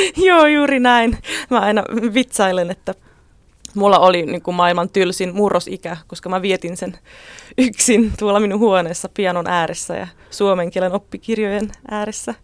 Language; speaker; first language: Finnish; non-native, fluent; Czech